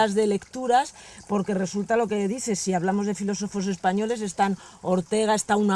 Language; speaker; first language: Spanish; native; Spanish